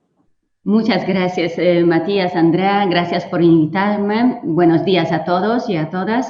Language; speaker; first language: Spanish; non-native, fluent; Polish